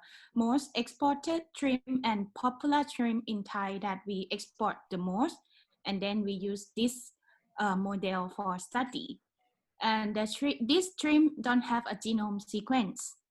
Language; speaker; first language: English; non-native, learner; Thai